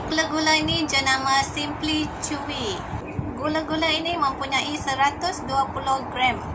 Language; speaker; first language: Malay; non-native, local second language; Chinese